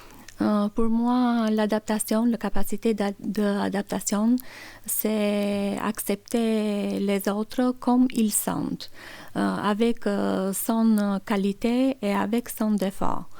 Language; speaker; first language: French; non-native, learner; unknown